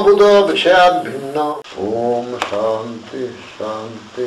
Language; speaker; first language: Russian; non-native, learner; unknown